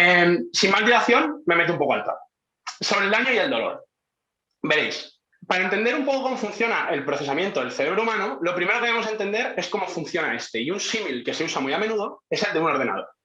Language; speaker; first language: Spanish; native; Spanish